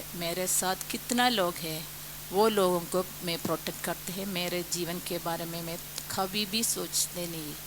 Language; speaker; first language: Hindi; non-native, local second language; Malayalam